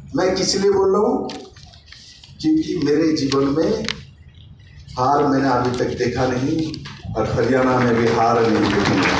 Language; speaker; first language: Hindi; non-native, local second language; Bangla